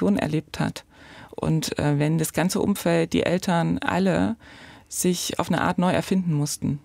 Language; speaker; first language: German; native; German